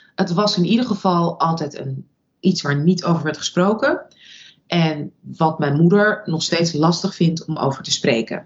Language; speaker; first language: Dutch; early bilingual, other home language; Russian